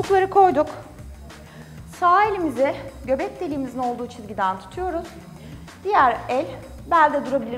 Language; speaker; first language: Turkish; native; Turkish